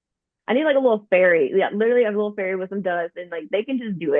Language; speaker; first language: English; native; English